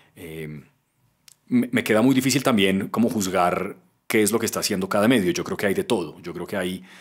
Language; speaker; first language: Spanish; native; Spanish